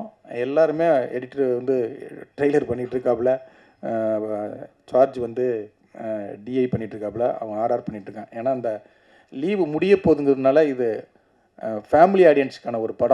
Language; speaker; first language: Tamil; native; Tamil